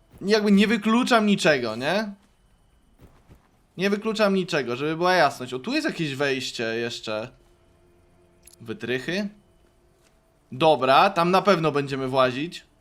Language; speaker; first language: Polish; native; Polish